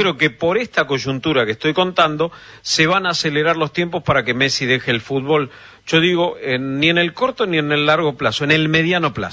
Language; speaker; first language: Spanish; native; Spanish